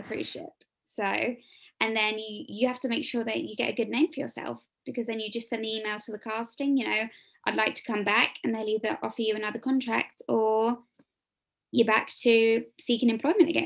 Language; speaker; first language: English; native; English